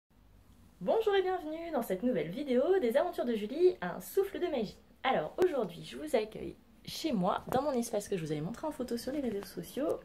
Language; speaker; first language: French; native; French